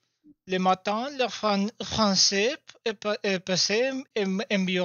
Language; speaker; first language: French; non-native, learner; Spanish